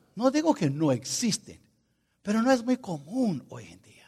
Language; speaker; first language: Spanish; non-native, fluent; English